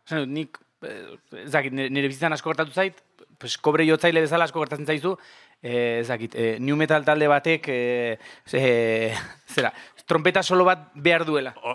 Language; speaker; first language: Basque; non-native, local second language; Spanish